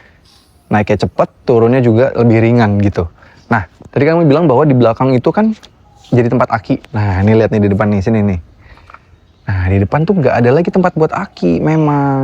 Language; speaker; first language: Indonesian; native; Indonesian